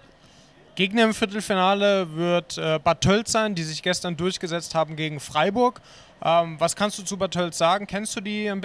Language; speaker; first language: German; native; German